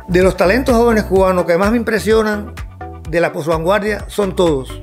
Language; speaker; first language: Spanish; native; Spanish